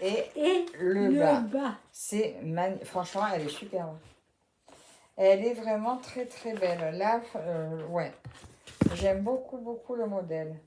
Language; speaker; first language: French; native; French